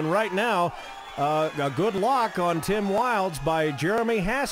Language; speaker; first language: English; native; English